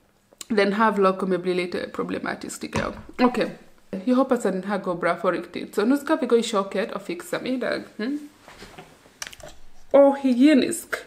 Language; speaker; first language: Swedish; non-native, learner; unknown